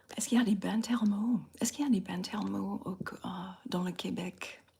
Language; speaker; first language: French; non-native, fluent; English